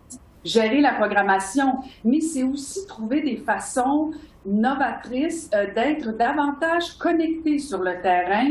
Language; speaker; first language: French; native; French